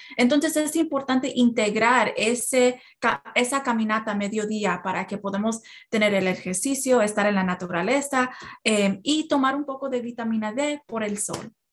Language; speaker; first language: Spanish; early bilingual, heritage; Spanish